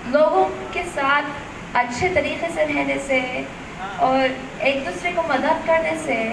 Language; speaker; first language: Hindi; early bilingual, other home language; Urdu